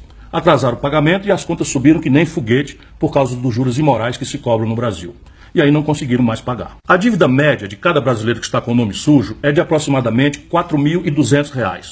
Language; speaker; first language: Portuguese; native; Portuguese